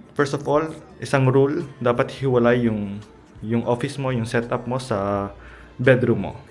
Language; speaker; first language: Filipino; early bilingual, heritage; Filipino